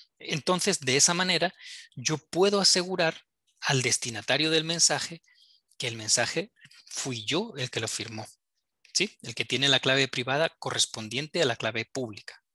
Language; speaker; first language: Spanish; native; Spanish